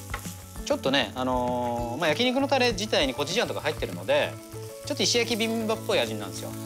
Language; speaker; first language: Japanese; native; Japanese